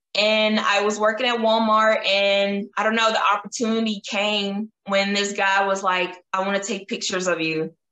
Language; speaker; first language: English; native; English